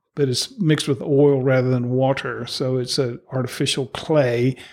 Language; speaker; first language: English; native; English